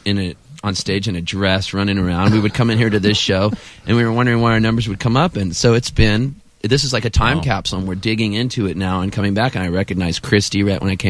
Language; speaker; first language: English; native; English